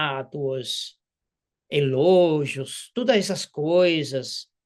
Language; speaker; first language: Portuguese; non-native, fluent; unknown